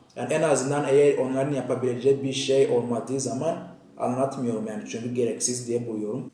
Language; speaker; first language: Turkish; non-native, fluent; Kinyarwanda